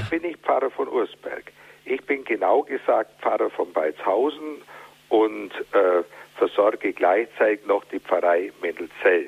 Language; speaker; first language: German; native; German